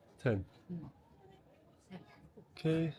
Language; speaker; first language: English; non-native, fluent; Persian